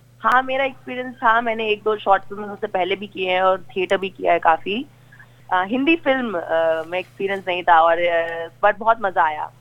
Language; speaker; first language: Hindi; native; Hindi